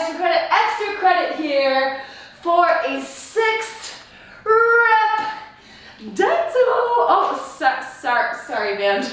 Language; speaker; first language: English; native; English